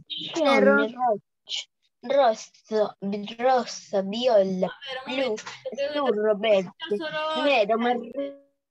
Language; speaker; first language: Italian; non-native, learner; Spanish